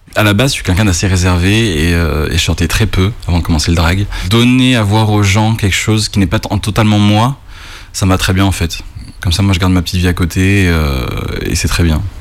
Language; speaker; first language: French; native; French